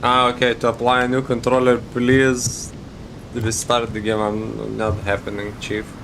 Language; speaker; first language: English; non-native, fluent; Lithuanian